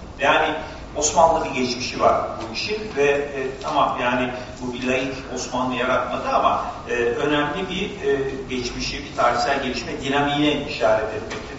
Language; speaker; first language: Turkish; native; Turkish